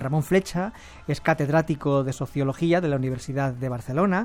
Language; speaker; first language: Spanish; native; Spanish